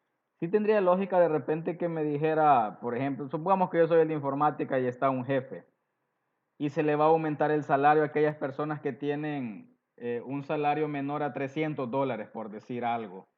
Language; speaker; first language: Spanish; native; Spanish